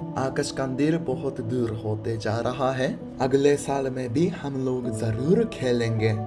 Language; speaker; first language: Hindi; non-native, fluent; Japanese